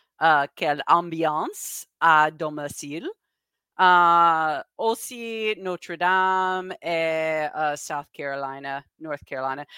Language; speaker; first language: French; non-native, learner; English